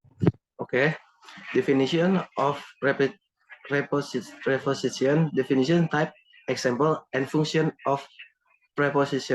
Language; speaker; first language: English; non-native, learner; Indonesian